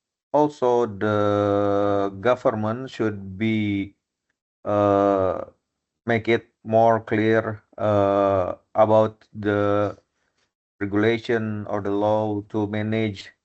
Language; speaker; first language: English; non-native, fluent; Indonesian